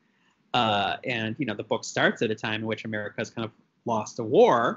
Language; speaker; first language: English; native; English